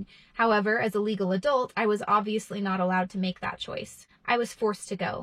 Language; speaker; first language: English; native; English